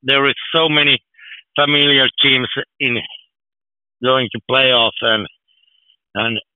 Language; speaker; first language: English; non-native, fluent; Finnish